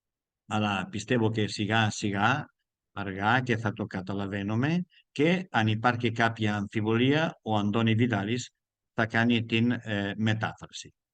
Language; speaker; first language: Greek; non-native, learner; Spanish